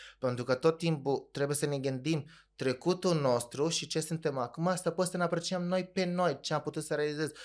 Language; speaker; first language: Romanian; non-native, fluent; Arabic